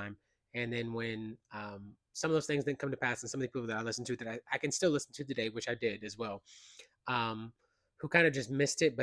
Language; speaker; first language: English; native; English